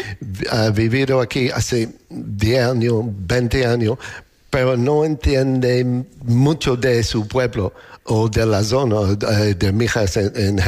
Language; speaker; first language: Spanish; non-native, fluent; English